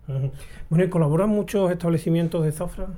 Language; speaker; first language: Spanish; native; Spanish